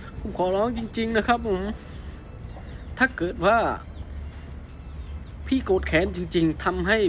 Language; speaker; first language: Thai; non-native, fluent; Khmer